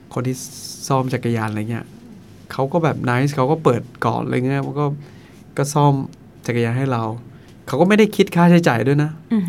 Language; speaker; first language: Thai; non-native, local second language; Akha